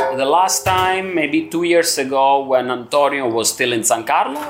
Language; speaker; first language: English; non-native, learner; Italian